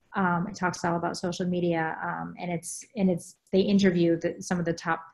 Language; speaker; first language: English; native; English